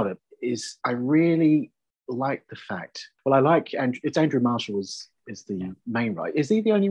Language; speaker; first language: English; native; English